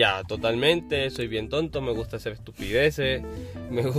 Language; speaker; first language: Spanish; native; Spanish